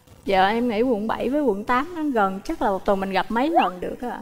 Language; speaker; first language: Vietnamese; native; Vietnamese